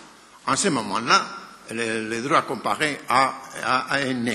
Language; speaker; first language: French; non-native, fluent; Spanish